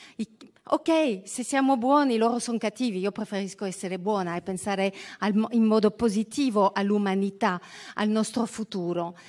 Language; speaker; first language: Italian; early bilingual, heritage; French